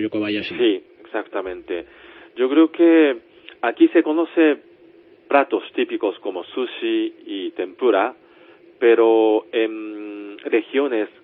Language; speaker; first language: Spanish; non-native, fluent; Japanese